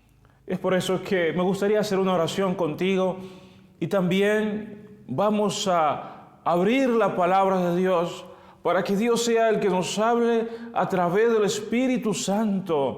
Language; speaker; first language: Spanish; native; Spanish